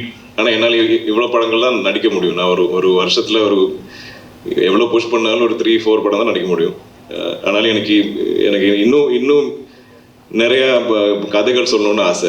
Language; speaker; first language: Tamil; non-native, local second language; Malayalam